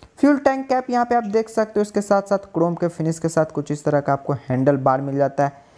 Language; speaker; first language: Hindi; native; Hindi